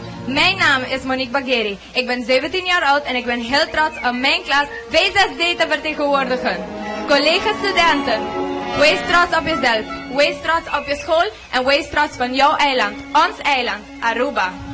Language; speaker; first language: Dutch; non-native, local second language; Papiamento